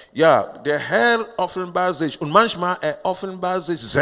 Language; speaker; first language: German; non-native, learner; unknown